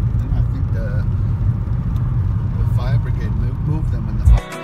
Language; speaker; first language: English; native; English